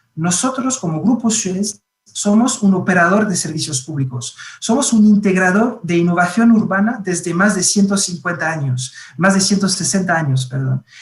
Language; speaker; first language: Spanish; non-native, fluent; French